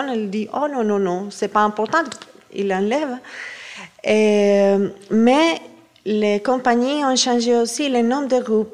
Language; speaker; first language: French; non-native, fluent; Spanish